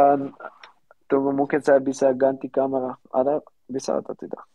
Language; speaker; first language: Indonesian; non-native, learner; Dutch